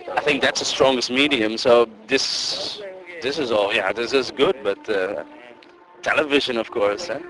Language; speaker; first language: English; non-native, fluent; Dutch